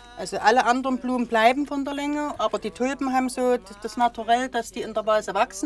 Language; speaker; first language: German; native; German